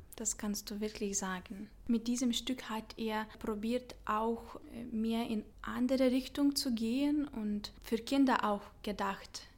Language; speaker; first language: German; non-native, learner; Lithuanian